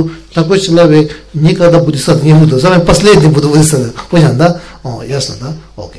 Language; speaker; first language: Russian; non-native, learner; Tibetan